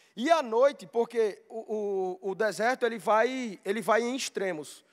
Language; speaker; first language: Portuguese; native; Portuguese